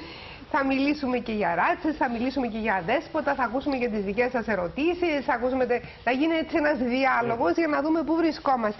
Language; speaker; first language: Greek; native; Greek